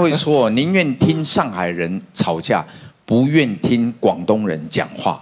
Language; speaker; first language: Chinese; native; Chinese